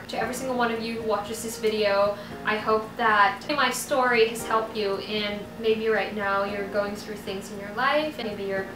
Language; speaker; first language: English; non-native, local second language; Filipino